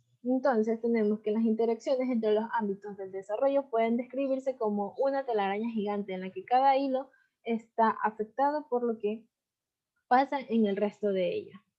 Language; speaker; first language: Spanish; native; Spanish